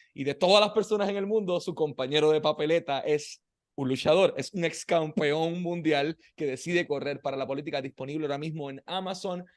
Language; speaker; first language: Spanish; native; Spanish